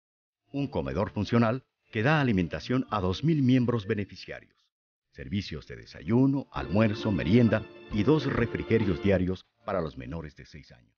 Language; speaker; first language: Spanish; native; Spanish